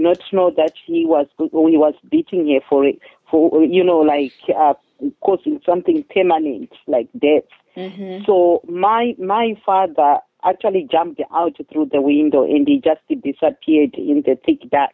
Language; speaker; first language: English; non-native, local second language; Shona